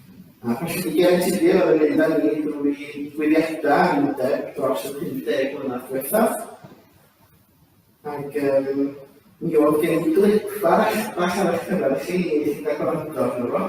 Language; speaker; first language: Welsh; native; Welsh